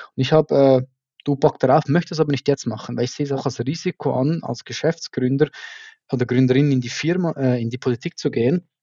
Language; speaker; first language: German; native; German